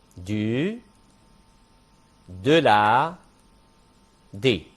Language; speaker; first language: French; non-native, fluent; Arabic